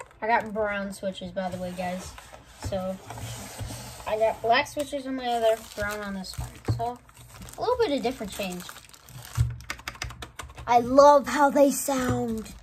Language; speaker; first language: English; native; English